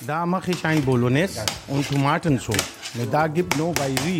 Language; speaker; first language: German; non-native, learner; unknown